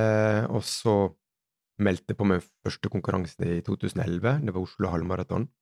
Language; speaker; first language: Norwegian; native; Norwegian